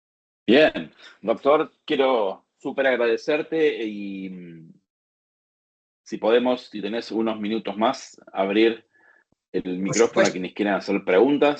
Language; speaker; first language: Spanish; native; Spanish